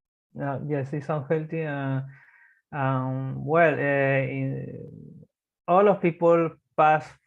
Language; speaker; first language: English; non-native, learner; Spanish